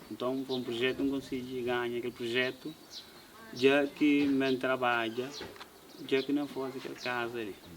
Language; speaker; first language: Portuguese; non-native, local second language; Kabuverdianu